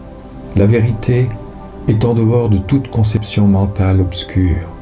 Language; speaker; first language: French; native; French